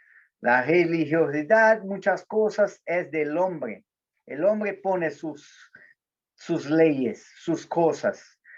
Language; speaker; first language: Spanish; non-native, fluent; Portuguese